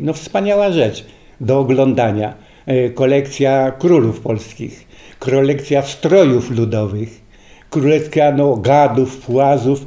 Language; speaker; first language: Polish; native; Polish